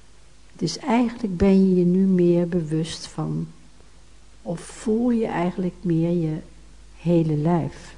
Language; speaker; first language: Dutch; native; Dutch